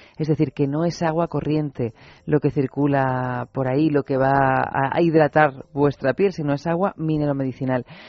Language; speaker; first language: Spanish; native; Spanish